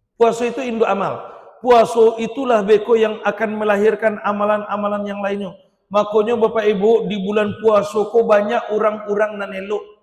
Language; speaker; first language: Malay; non-native, local second language; Minangkabau